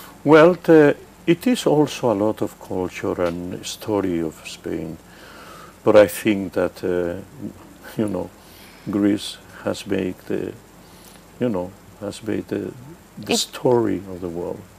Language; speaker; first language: English; non-native, fluent; Spanish